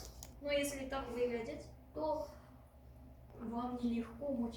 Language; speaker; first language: Russian; non-native, fluent; Korean